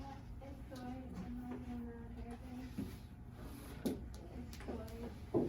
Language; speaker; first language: Spanish; non-native, learner; English